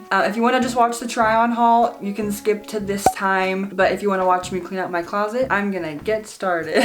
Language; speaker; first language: English; native; English